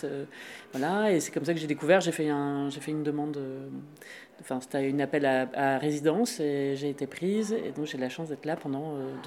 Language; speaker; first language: French; native; French